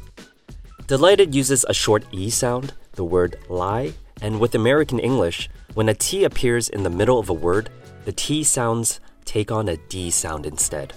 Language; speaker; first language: English; native; English